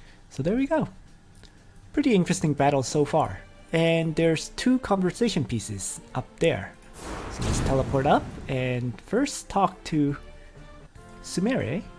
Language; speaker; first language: English; native; English